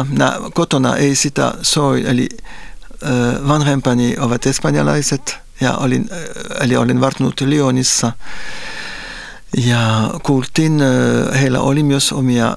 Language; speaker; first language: Finnish; non-native, fluent; Spanish